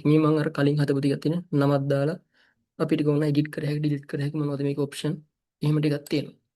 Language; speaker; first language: Sinhala; native; Sinhala